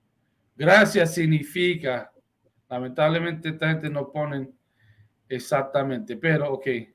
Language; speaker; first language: Spanish; early bilingual, heritage; Spanish